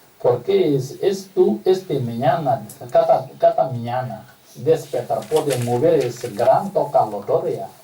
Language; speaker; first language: Spanish; non-native, learner; Tibetan